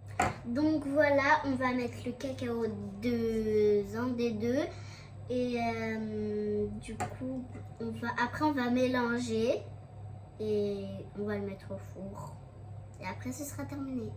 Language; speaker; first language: French; native; French